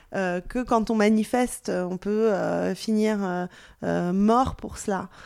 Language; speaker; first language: French; native; French